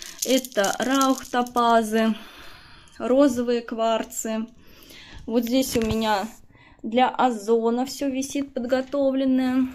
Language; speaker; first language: Russian; native; Russian